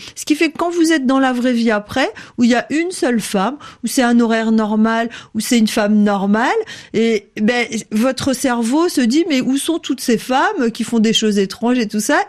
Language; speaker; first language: French; native; French